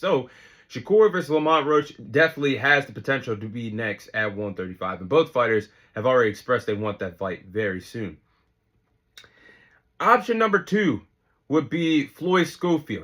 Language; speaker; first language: English; native; English